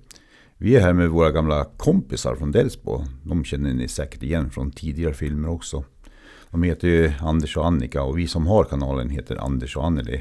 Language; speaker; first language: Swedish; native; Swedish